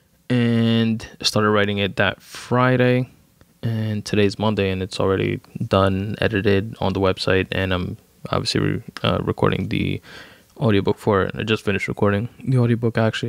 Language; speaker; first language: English; native; English